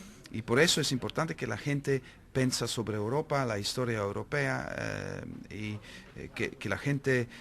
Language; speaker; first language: Spanish; non-native, fluent; Dutch